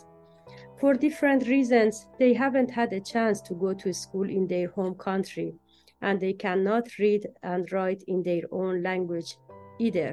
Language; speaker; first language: English; non-native, fluent; Persian